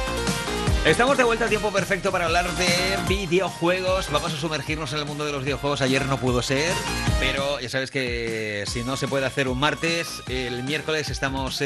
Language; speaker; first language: Spanish; native; Spanish